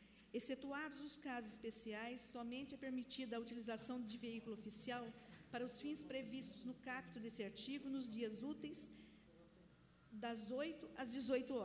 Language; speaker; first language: Portuguese; native; Portuguese